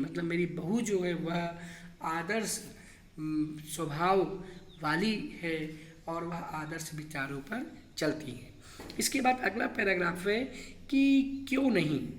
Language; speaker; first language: Hindi; native; Hindi